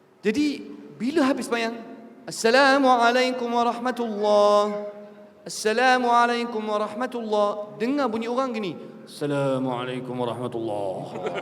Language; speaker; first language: Malay; non-native, fluent; Arabic